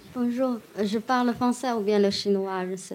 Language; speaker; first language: French; non-native, learner; Chinese